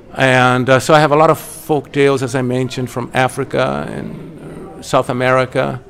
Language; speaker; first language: English; non-native, fluent; Portuguese